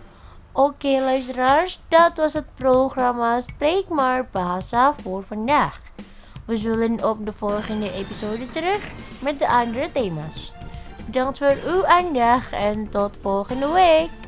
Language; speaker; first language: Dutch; non-native, fluent; Indonesian